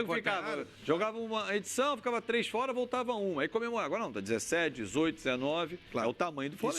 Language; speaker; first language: Portuguese; native; Portuguese